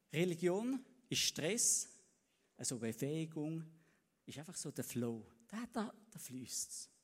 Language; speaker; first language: German; native; German